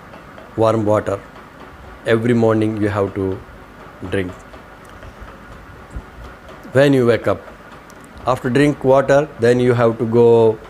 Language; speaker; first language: English; non-native, learner; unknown